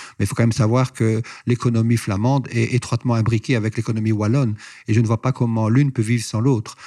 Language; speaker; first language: French; native; French